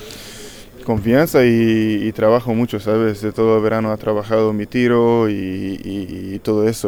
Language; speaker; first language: Spanish; non-native, learner; Hungarian